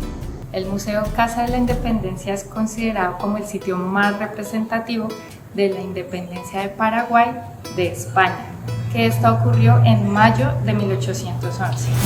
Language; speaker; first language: Spanish; native; Spanish